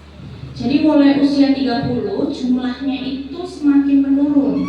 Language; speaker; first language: Indonesian; native; Indonesian